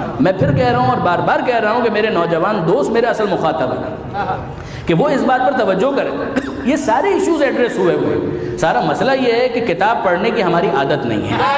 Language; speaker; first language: Urdu; non-native, local second language; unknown